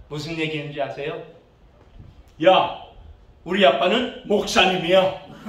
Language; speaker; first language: Korean; early bilingual, other home language; English